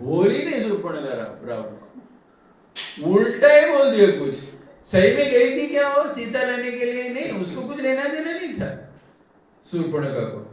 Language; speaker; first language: Hindi; non-native, local second language; Tamil